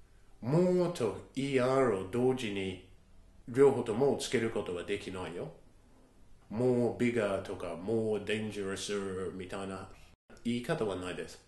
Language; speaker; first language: Japanese; non-native, fluent; English